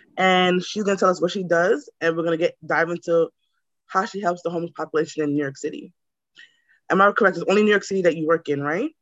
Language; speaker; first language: English; native; English